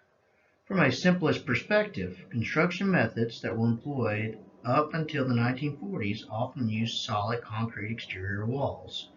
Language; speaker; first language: English; native; English